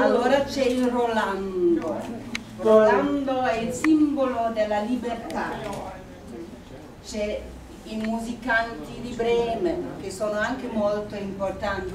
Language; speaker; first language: Italian; non-native, fluent; German